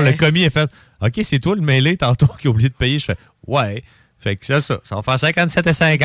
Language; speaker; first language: French; native; French